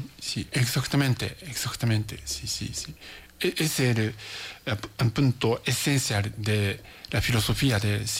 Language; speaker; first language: Spanish; non-native, learner; Japanese